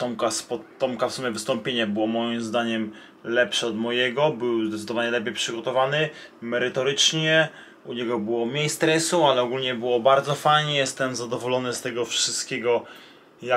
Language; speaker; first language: Polish; native; Polish